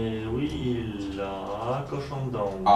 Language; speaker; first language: French; non-native, learner; Polish